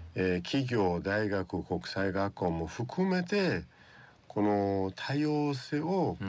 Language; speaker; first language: Japanese; non-native, fluent; Persian